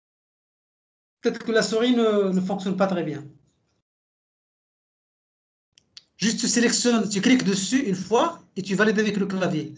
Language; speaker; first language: French; native; French